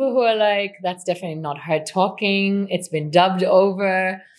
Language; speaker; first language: English; non-native, local second language; Swahili